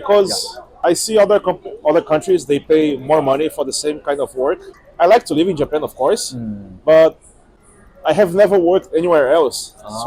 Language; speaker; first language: English; non-native, fluent; Portuguese